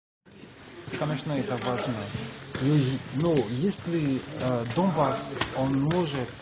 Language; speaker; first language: Russian; non-native, learner; French